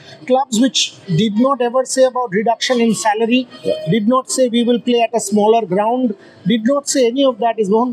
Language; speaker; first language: English; non-native, local second language; Bangla